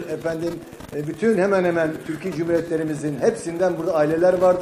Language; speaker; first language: Turkish; native; Turkish